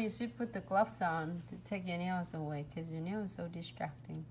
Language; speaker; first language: English; non-native, fluent; Vietnamese